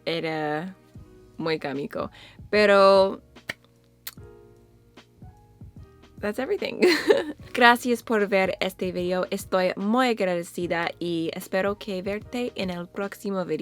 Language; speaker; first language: Spanish; non-native, learner; English